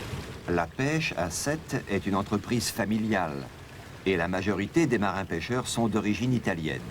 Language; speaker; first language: French; native; French